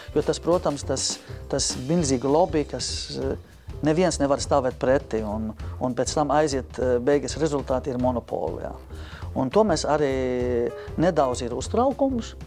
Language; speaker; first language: Latvian; non-native, fluent; Arabic